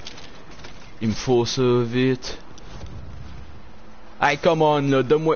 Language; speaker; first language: French; native; French